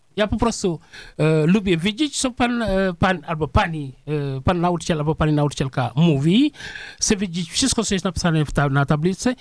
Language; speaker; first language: Polish; non-native, fluent; Serer